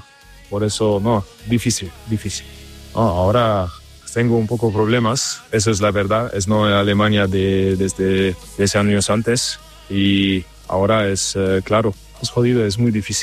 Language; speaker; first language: Spanish; non-native, learner; German